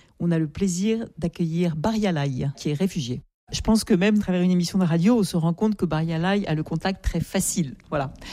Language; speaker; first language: French; native; French